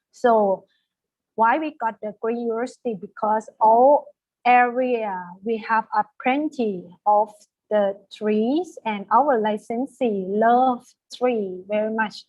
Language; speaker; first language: English; non-native, fluent; Thai